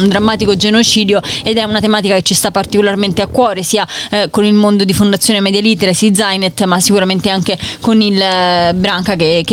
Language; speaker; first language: Italian; native; Italian